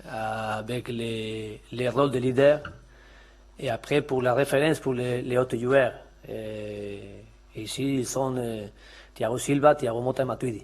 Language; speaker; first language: French; non-native, learner; Spanish